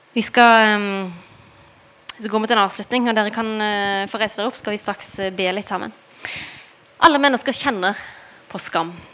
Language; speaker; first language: Norwegian; early bilingual, heritage; Norwegian